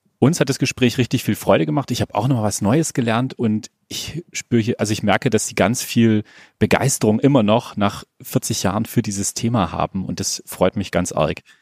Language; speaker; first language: German; native; German